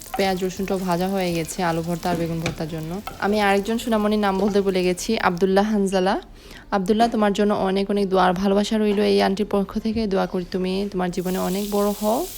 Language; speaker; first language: Bangla; early bilingual, heritage; Bangla